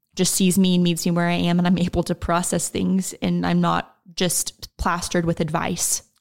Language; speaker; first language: English; native; English